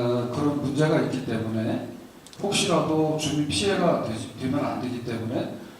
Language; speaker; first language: Korean; native; Korean